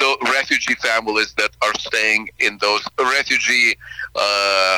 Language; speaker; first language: English; non-native, fluent; Ukrainian